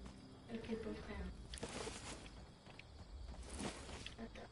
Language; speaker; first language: French; native; French